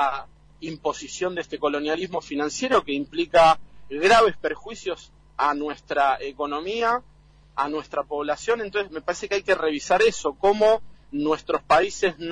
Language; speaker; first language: Spanish; native; Spanish